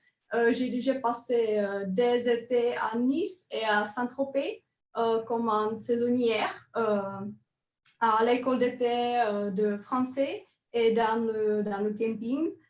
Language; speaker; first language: French; non-native, fluent; Czech